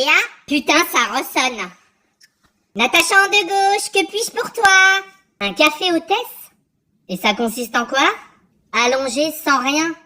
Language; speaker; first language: French; native; French